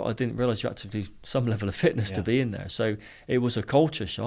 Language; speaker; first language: English; native; English